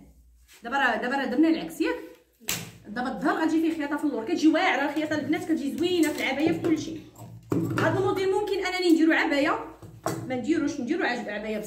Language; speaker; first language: Arabic; native; Arabic